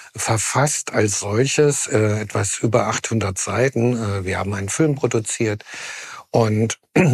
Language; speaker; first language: German; native; German